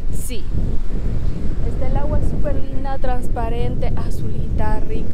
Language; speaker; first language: Spanish; native; Spanish